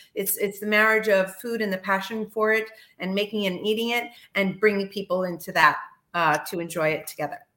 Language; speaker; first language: English; native; English